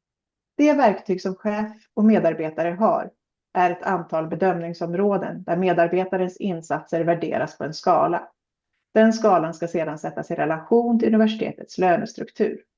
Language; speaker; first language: Swedish; native; Swedish